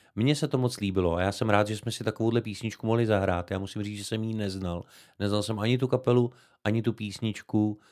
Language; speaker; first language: Czech; native; Czech